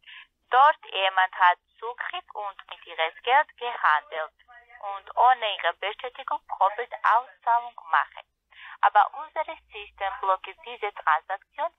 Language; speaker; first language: German; non-native, learner; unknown